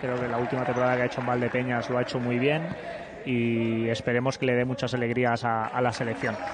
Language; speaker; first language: Spanish; native; Spanish